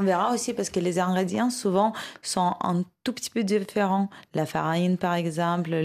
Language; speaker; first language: French; non-native, fluent; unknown